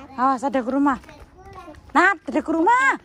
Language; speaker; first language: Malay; non-native, local second language; Javanese